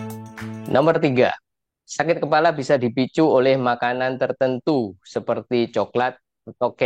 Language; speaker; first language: Indonesian; native; Indonesian